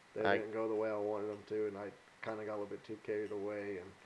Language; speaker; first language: English; native; English